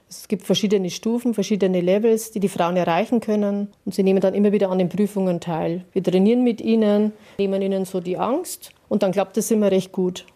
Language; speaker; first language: German; native; German